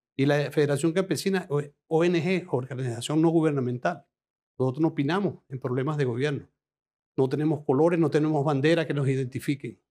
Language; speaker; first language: Spanish; native; Spanish